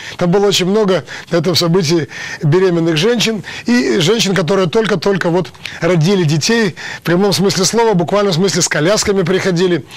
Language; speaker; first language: Russian; native; Russian